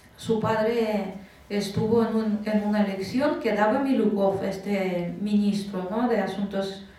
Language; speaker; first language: Spanish; non-native, fluent; Russian